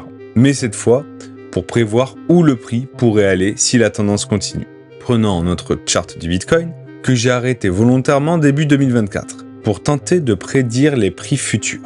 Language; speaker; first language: French; native; French